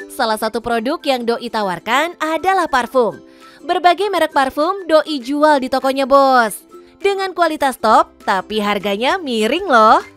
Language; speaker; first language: Indonesian; native; Indonesian